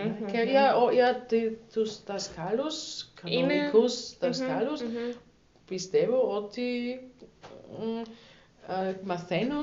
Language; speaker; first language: Greek; non-native, learner; German